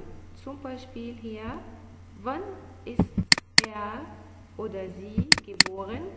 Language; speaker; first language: German; non-native, fluent; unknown